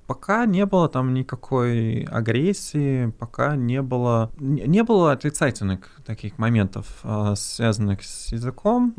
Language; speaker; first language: Russian; non-native, fluent; English